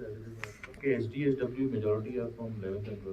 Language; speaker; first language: English; non-native, local second language; Hindi